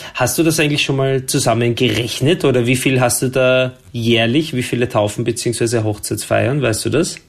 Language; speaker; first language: German; native; German